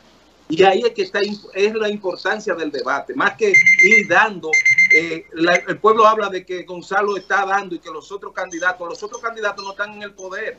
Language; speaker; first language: Spanish; native; Spanish